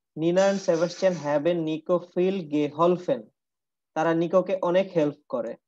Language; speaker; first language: German; non-native, learner; Bangla